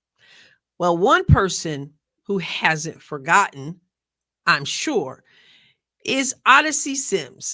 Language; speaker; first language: English; native; English